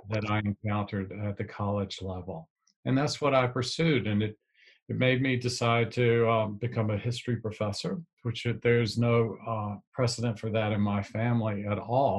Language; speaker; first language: English; native; English